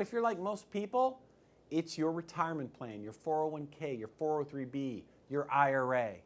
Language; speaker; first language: English; native; English